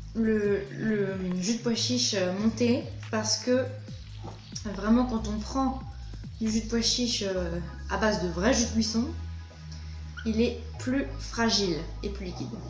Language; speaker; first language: French; native; French